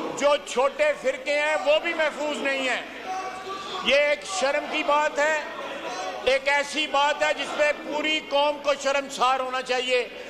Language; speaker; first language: Urdu; native; Urdu